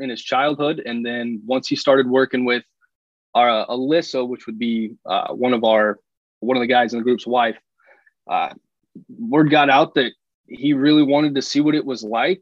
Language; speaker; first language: English; native; English